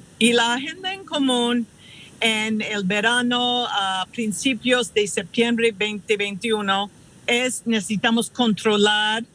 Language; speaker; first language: Spanish; non-native, fluent; English